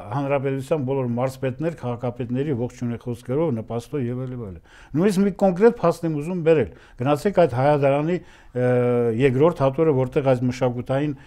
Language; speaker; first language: Armenian; native; Armenian